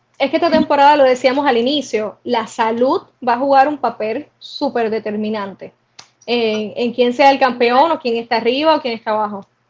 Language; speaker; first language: Spanish; native; Spanish